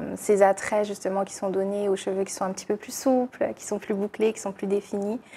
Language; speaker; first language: French; native; French